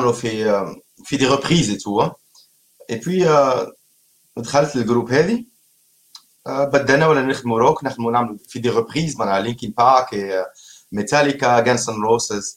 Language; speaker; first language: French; non-native, local second language; Arabic